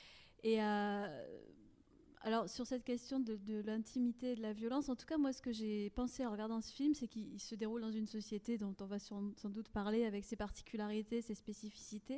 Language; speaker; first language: French; native; French